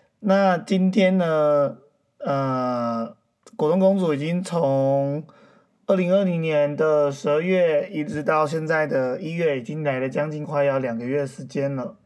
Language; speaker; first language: Chinese; native; Chinese